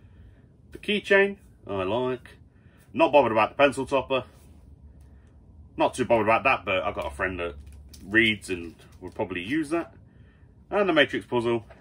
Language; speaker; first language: English; native; English